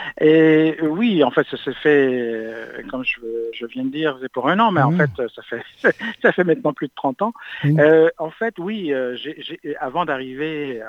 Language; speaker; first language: French; native; French